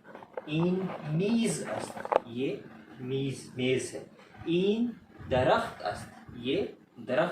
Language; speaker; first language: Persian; non-native, fluent; Urdu